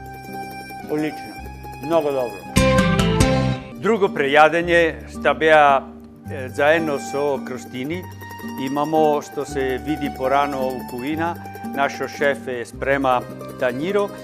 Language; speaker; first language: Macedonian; non-native, learner; Italian